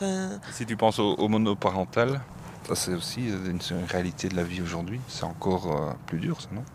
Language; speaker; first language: French; native; French